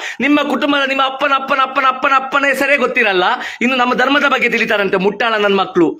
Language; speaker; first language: Kannada; non-native, local second language; Tulu